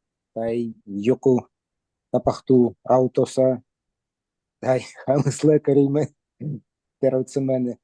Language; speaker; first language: Finnish; non-native, learner; Russian